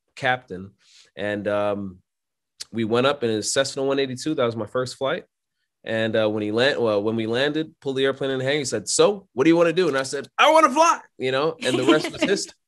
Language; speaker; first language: English; native; English